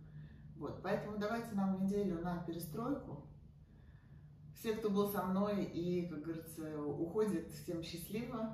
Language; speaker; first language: Russian; native; Russian